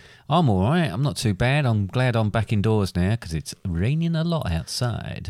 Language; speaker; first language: English; native; English